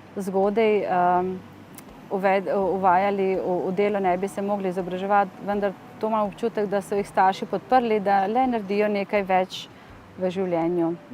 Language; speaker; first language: Slovenian; non-native, fluent; Macedonian